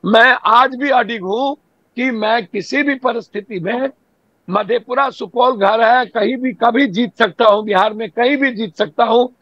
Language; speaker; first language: Hindi; native; Hindi